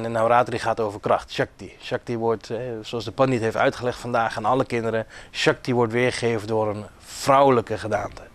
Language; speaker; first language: Dutch; native; Dutch